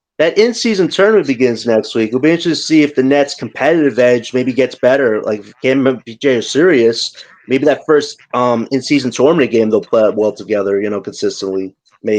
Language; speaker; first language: English; native; English